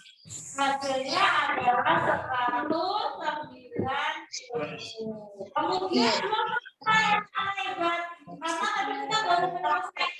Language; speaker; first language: Indonesian; native; Indonesian